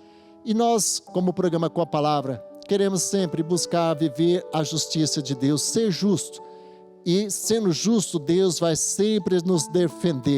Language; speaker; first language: Portuguese; native; Portuguese